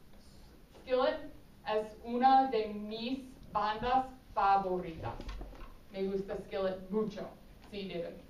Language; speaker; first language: Spanish; non-native, fluent; English